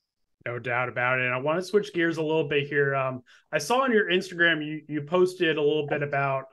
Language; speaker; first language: English; native; English